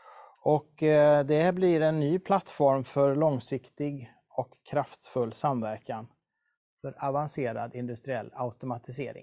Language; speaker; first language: Swedish; native; Swedish